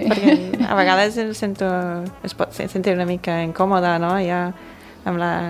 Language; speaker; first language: Catalan; non-native, fluent; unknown